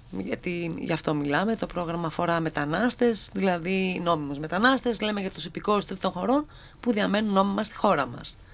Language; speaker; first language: Greek; native; Greek